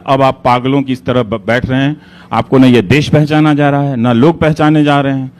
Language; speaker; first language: Hindi; native; Hindi